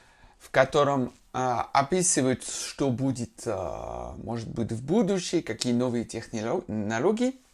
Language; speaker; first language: Russian; non-native, fluent; French